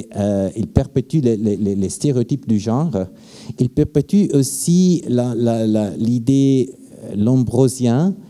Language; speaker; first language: French; non-native, fluent; Italian